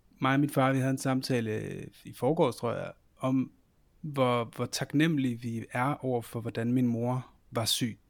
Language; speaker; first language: Danish; native; Danish